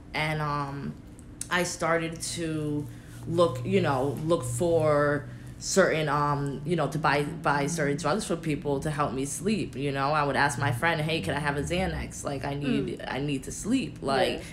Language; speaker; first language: English; native; English